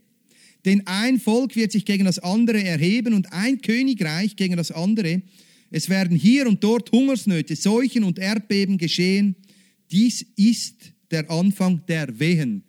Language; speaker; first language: German; native; German